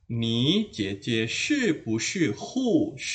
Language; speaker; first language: Chinese; non-native, fluent; Indonesian